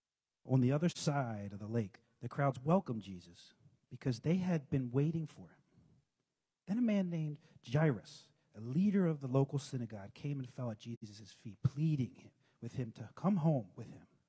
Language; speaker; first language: English; native; English